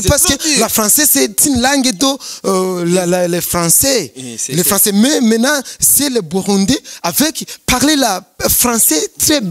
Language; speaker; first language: French; non-native, learner; Rundi